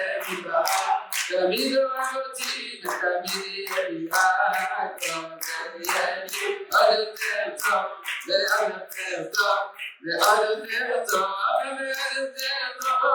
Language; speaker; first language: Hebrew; non-native, fluent; French